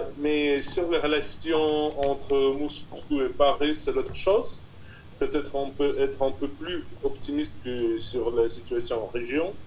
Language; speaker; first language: French; non-native, fluent; Russian